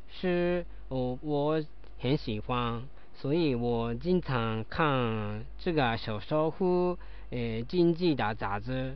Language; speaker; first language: Chinese; non-native, learner; Japanese